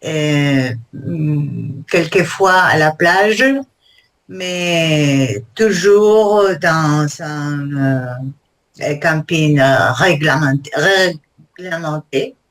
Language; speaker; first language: French; non-native, learner; Spanish